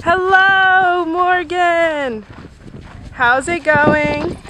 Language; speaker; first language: English; native; English